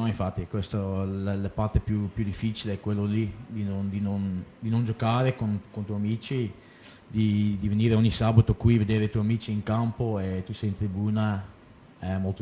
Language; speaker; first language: Italian; non-native, fluent; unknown